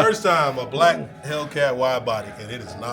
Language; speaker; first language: English; native; English